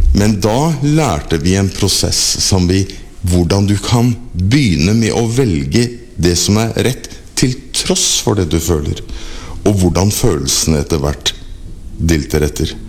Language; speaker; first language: Norwegian; native; Norwegian